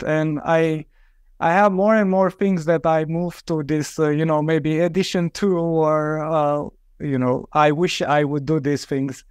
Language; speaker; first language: English; non-native, fluent; Romanian